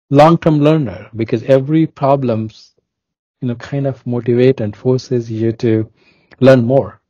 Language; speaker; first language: English; non-native, local second language; Hindi